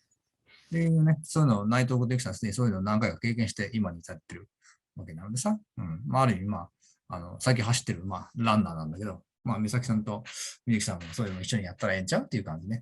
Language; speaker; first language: Japanese; native; Japanese